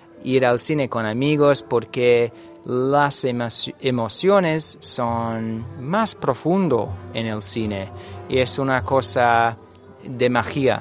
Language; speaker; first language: Spanish; non-native, learner; English